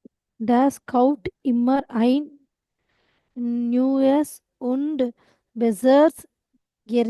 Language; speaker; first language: German; non-native, learner; Tamil